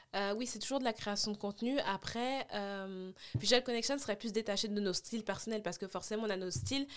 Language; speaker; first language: French; native; French